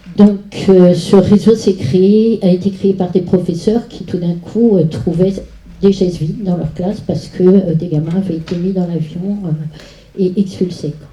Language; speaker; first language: French; native; French